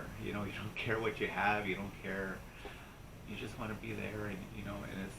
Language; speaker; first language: English; native; English